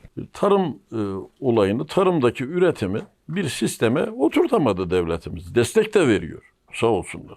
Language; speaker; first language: Turkish; native; Turkish